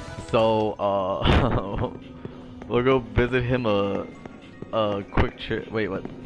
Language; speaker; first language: English; native; English